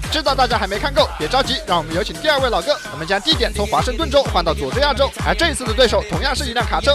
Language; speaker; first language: Chinese; native; Chinese